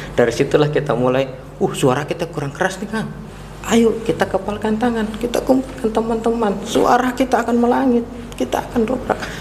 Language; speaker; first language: Indonesian; native; Indonesian